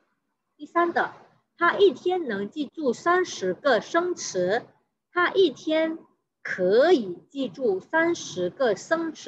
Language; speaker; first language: Chinese; non-native, fluent; Indonesian